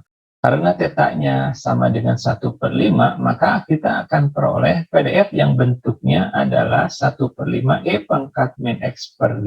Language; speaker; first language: Indonesian; native; Indonesian